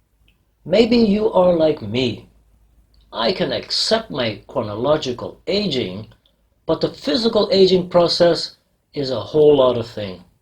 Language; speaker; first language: English; non-native, fluent; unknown